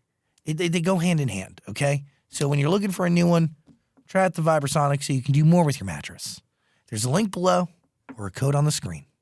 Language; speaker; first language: English; native; English